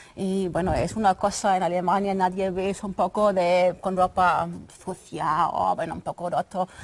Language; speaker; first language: Spanish; non-native, learner; German